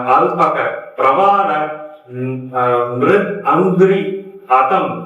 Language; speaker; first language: Tamil; native; Tamil